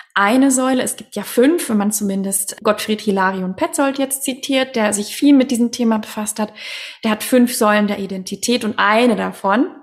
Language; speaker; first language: German; non-native, fluent; Swedish